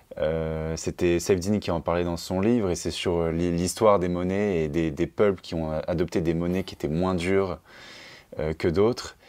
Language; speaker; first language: French; native; French